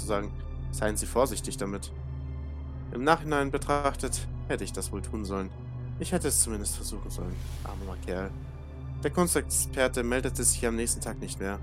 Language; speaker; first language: German; native; German